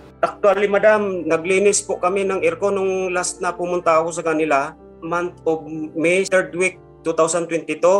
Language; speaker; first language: Filipino; non-native, local second language; Cebuano